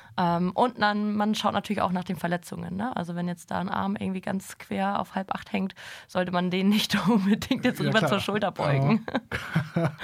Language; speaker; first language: German; native; German